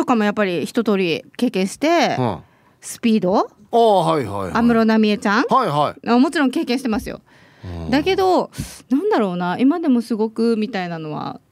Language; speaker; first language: Japanese; native; Japanese